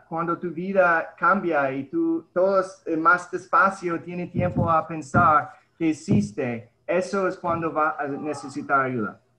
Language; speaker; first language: Spanish; early bilingual, heritage; English